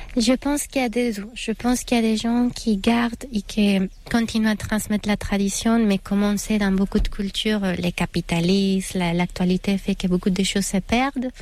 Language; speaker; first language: French; non-native, fluent; Spanish